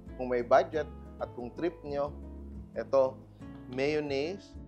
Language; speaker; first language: Filipino; native; Filipino